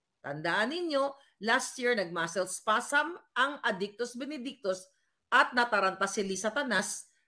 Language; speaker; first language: Filipino; non-native, local second language; Cebuano